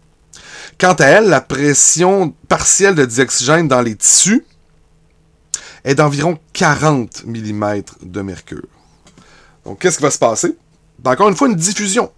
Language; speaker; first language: French; native; French